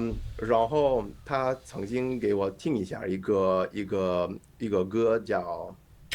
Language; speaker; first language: Chinese; non-native, learner; English